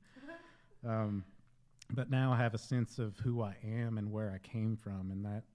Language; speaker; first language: English; native; English